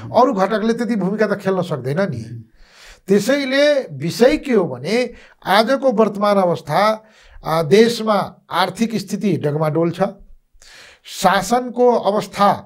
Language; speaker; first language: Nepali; non-native, local second language; Maithili